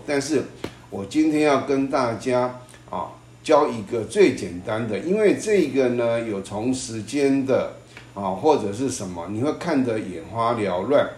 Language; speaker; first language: Chinese; native; Chinese